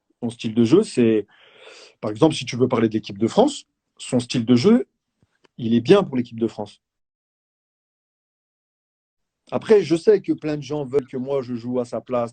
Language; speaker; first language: French; native; French